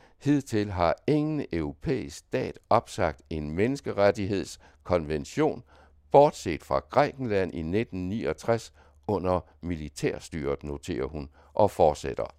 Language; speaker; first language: Danish; native; Danish